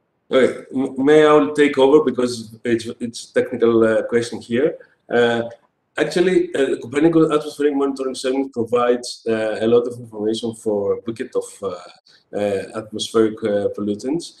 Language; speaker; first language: English; non-native, fluent; Greek